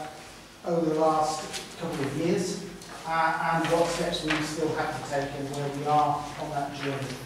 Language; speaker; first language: English; native; English